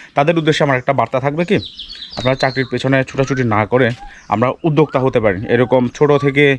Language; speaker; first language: Bangla; native; Bangla